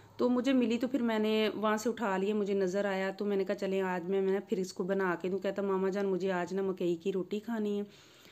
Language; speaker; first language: Urdu; non-native, local second language; Punjabi